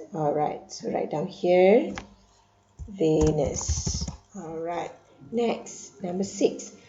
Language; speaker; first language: English; non-native, local second language; Malay